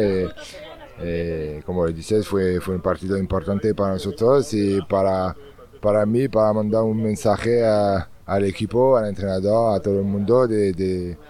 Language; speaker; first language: Spanish; non-native, learner; French